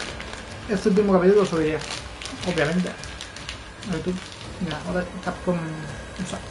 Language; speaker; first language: Spanish; native; Spanish